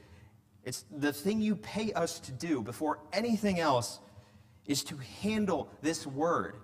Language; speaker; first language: English; native; English